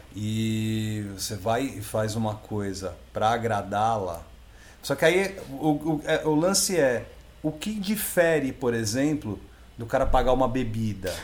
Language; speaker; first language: Portuguese; native; Portuguese